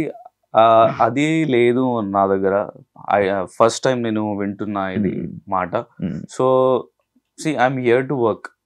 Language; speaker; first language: Telugu; non-native, learner; Hindi